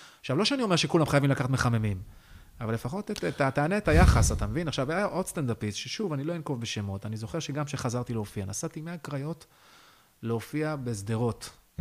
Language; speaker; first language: Hebrew; native; Hebrew